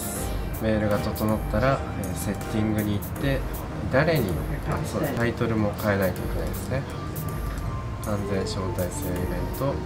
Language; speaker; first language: Japanese; native; Japanese